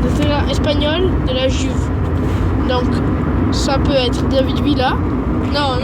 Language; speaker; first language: French; native; French